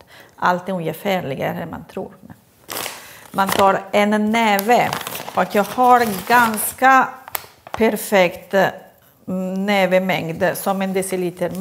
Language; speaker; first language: Swedish; non-native, fluent; Italian